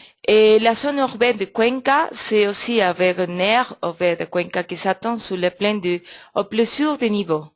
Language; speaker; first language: French; non-native, learner; Spanish